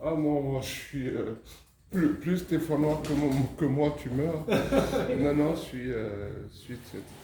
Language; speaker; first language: French; native; French